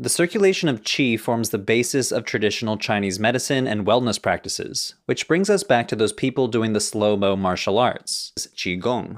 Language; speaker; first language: English; native; English